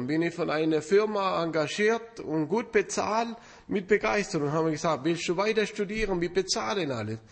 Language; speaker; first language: German; non-native, fluent; Spanish